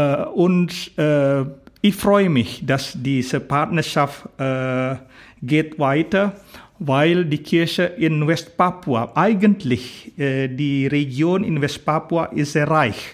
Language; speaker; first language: German; non-native, fluent; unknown